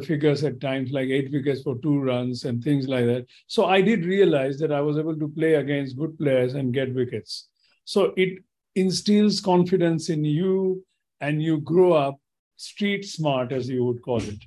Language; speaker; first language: English; non-native, local second language; Gujarati